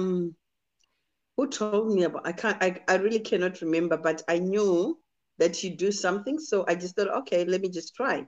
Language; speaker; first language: English; non-native, local second language; Shona